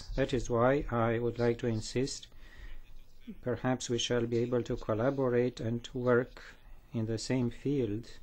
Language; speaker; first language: English; non-native, fluent; Romanian